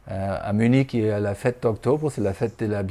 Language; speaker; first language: French; non-native, fluent; German